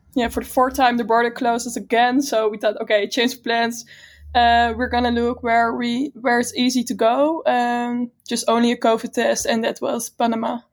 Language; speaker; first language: English; non-native, fluent; Dutch